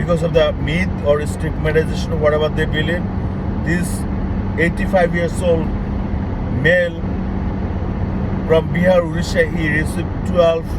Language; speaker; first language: English; non-native, local second language; Bangla